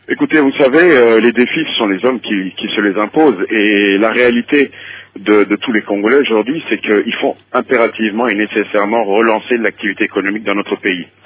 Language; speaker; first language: French; non-native, local second language; Lingala